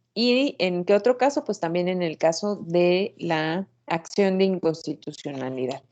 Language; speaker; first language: Spanish; native; Spanish